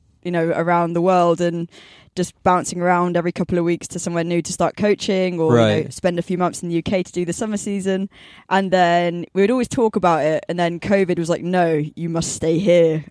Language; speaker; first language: English; native; English